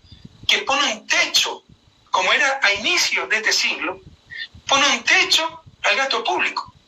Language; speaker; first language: Spanish; native; Spanish